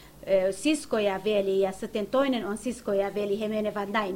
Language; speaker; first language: Finnish; non-native, learner; Kurdish